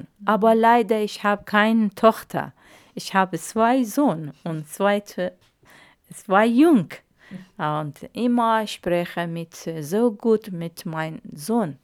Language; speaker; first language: German; non-native, learner; Arabic